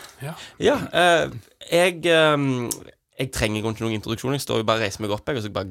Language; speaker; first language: Norwegian; native; Norwegian